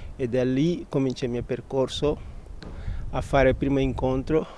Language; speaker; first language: Italian; non-native, fluent; Wolof